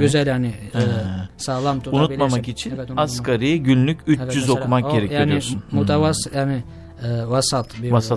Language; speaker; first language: Turkish; non-native, learner; Albanian